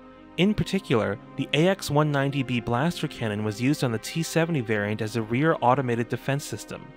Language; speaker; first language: English; native; English